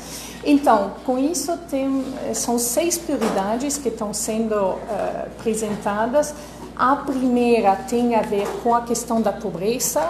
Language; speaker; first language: Portuguese; non-native, fluent; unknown